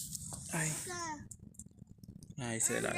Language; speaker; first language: Spanish; native; Spanish